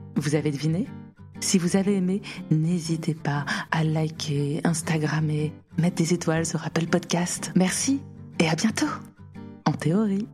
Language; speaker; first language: French; native; French